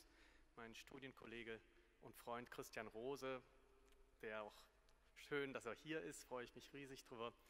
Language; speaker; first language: German; native; German